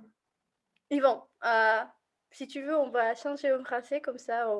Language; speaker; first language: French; non-native, fluent; Spanish